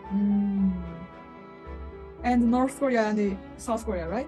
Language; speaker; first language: English; non-native, learner; Japanese